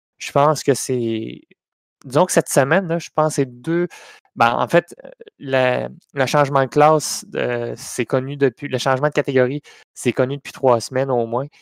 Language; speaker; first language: French; native; French